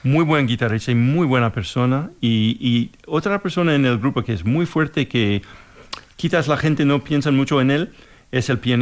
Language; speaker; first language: Spanish; non-native, fluent; English